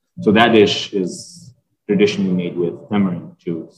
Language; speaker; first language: English; non-native, fluent; Arabic